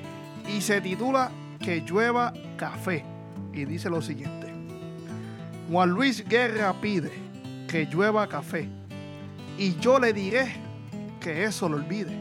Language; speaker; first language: Spanish; native; Spanish